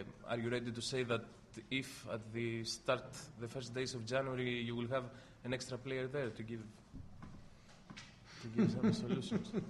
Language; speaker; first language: English; non-native, fluent; Greek